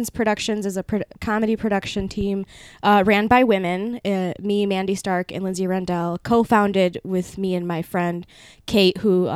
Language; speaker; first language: English; early bilingual, other home language; Spanish